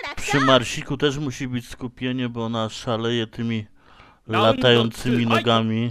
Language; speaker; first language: Polish; native; Polish